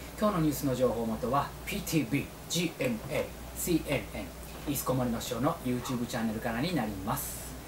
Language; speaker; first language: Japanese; native; Japanese